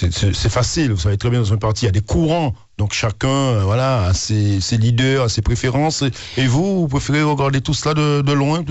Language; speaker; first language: French; native; French